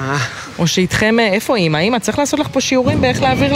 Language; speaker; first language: Hebrew; native; Hebrew